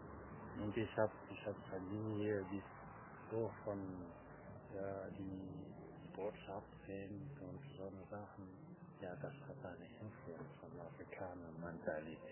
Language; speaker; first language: German; non-native, learner; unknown